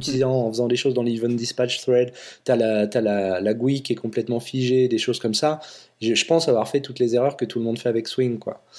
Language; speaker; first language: French; native; French